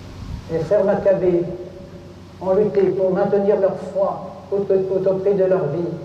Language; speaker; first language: French; native; French